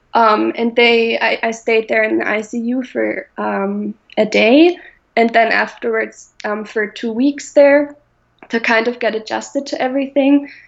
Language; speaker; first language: English; non-native, fluent; German